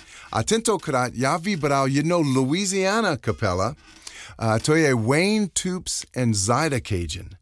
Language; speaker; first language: Czech; non-native, fluent; English